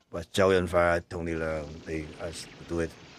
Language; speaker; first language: English; non-native, local second language; Cantonese